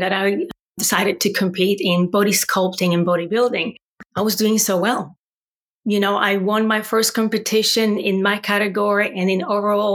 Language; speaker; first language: English; non-native, fluent; Polish